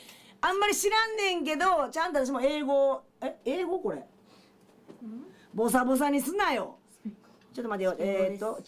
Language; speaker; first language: Japanese; native; Japanese